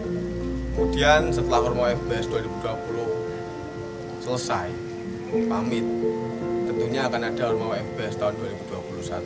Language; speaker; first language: Indonesian; non-native, local second language; Javanese